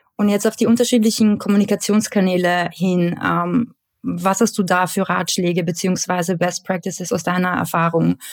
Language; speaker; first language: German; native; German